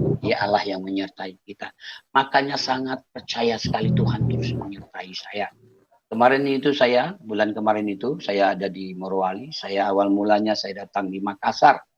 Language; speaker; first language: Indonesian; non-native, local second language; Achinese